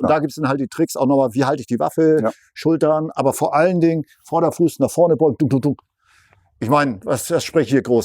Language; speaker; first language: German; native; German